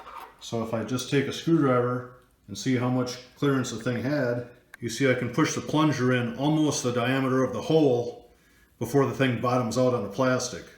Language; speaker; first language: English; native; English